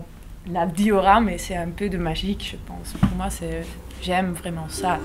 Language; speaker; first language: French; non-native, local second language; Dutch